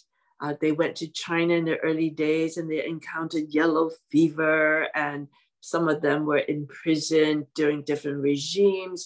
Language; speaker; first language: English; non-native, local second language; Cantonese